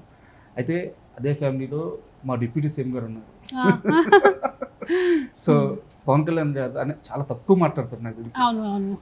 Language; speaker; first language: Telugu; native; Telugu